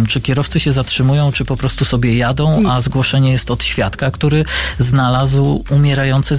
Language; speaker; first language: Polish; native; Polish